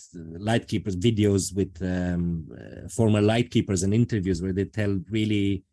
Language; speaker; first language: English; non-native, fluent; Romanian